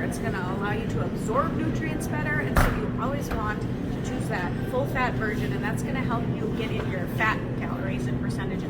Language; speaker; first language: English; native; English